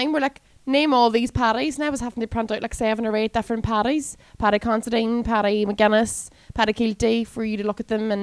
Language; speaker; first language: English; native; English